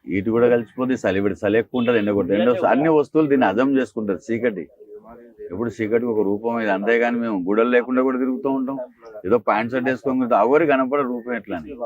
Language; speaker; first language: Telugu; native; Telugu